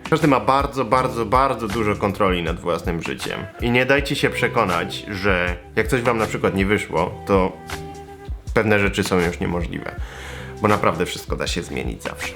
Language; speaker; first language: Polish; native; Polish